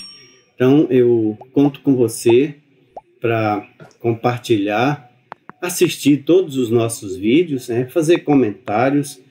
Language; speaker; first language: Portuguese; native; Portuguese